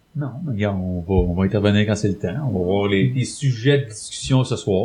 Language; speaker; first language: French; native; French